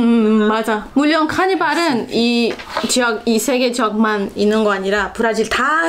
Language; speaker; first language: Korean; non-native, learner; Portuguese